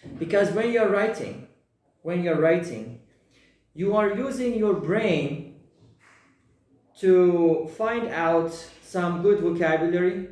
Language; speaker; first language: English; non-native, fluent; Persian